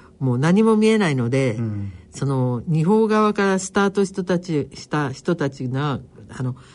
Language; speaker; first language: Japanese; native; Japanese